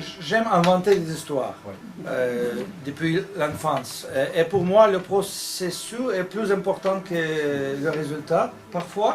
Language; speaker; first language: French; non-native, fluent; Russian